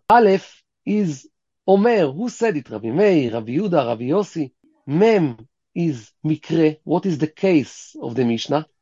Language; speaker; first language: English; early bilingual, heritage; Hebrew